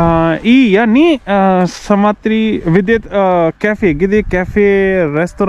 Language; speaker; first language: Russian; non-native, learner; Hindi